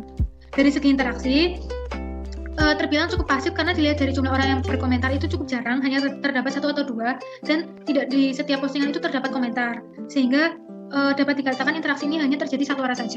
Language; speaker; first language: Indonesian; native; Indonesian